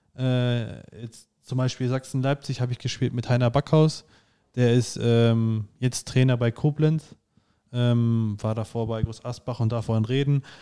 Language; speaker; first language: German; native; German